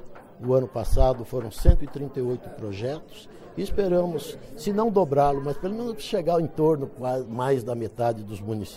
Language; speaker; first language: Portuguese; native; Portuguese